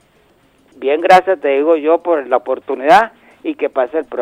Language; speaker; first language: Spanish; native; Spanish